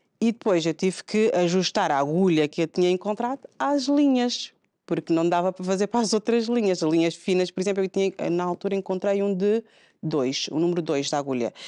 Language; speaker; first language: Portuguese; non-native, local second language; Kabuverdianu